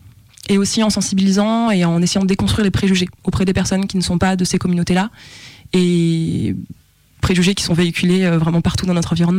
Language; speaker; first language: French; native; French